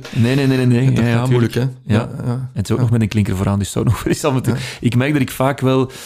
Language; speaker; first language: Dutch; native; Dutch